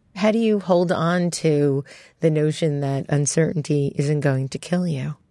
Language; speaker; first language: English; native; English